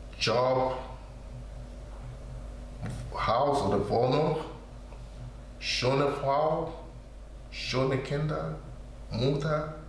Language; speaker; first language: German; non-native, learner; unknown